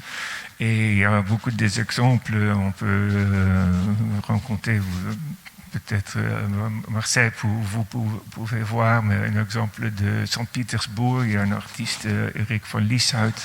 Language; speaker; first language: French; non-native, fluent; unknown